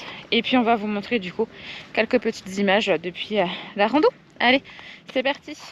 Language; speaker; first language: French; native; French